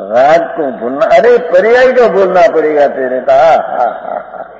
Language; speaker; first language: Hindi; non-native, local second language; Gujarati